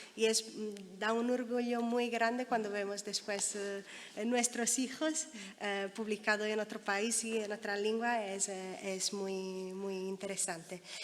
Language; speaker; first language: Spanish; non-native, fluent; Italian